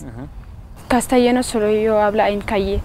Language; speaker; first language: Spanish; non-native, learner; Tigrinya